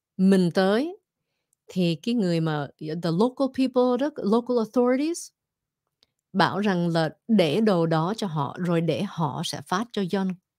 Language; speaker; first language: Vietnamese; early bilingual, heritage; Vietnamese